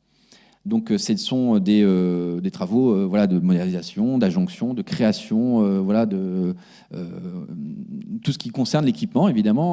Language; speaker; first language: French; native; French